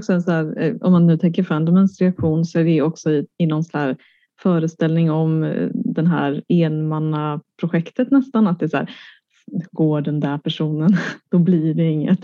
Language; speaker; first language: Swedish; native; Swedish